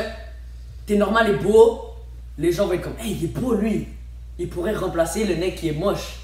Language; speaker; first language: French; native; French